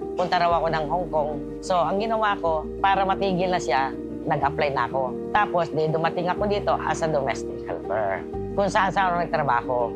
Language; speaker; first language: Filipino; native; Filipino